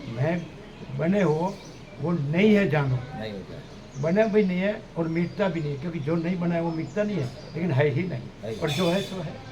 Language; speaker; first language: Hindi; non-native, local second language; Gujarati